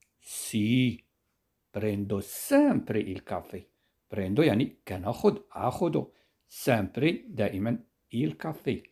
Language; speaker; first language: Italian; non-native, fluent; Arabic